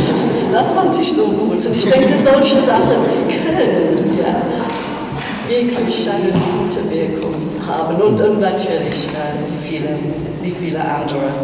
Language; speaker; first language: German; non-native, fluent; English